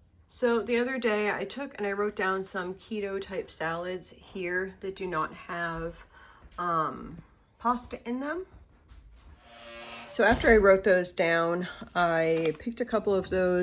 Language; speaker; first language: English; native; English